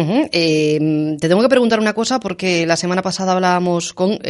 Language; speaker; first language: Spanish; native; Spanish